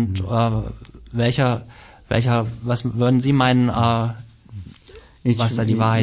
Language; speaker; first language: German; native; German